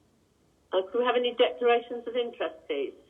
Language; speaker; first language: English; native; English